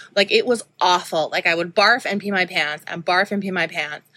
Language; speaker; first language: English; native; English